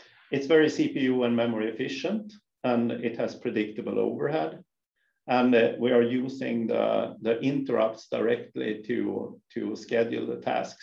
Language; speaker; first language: English; non-native, fluent; Swedish